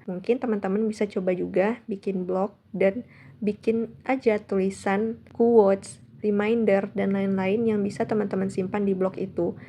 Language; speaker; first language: Indonesian; non-native, local second language; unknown